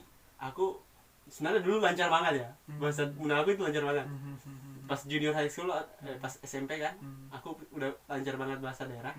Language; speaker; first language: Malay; non-native, local second language; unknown